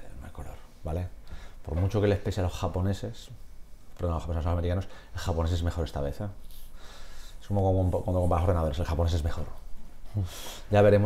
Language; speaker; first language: Spanish; native; Spanish